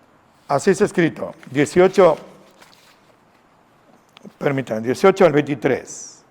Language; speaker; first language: Spanish; native; Spanish